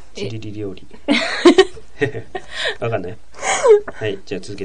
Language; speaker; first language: Japanese; native; Japanese